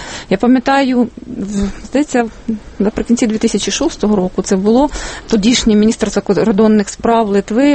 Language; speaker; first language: Ukrainian; native; Ukrainian